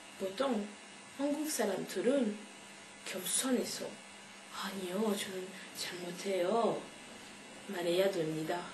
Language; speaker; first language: Korean; non-native, learner; French